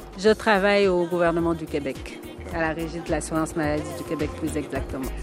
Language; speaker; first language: French; non-native, local second language; Wolof